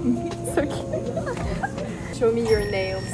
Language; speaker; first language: English; non-native, learner; French